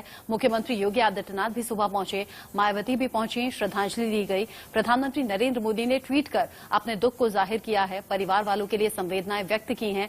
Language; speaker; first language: Hindi; native; Hindi